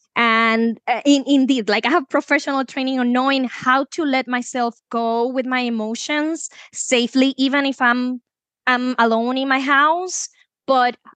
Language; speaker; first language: English; non-native, fluent; Spanish